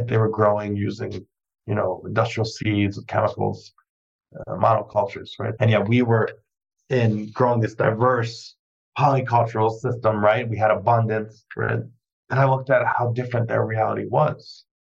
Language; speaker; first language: English; native; English